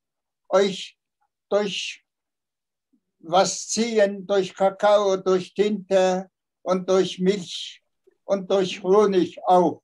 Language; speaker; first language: German; non-native, fluent; Tuvinian